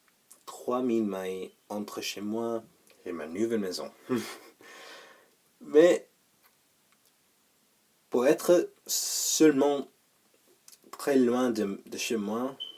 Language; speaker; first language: French; non-native, learner; English